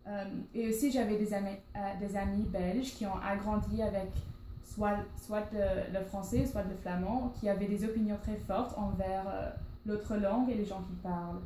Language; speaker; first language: French; non-native, learner; English